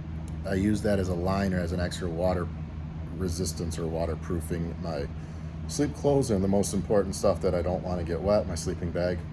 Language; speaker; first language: English; native; English